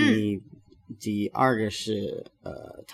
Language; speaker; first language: Chinese; non-native, learner; English